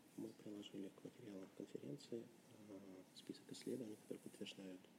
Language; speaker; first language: Russian; native; Russian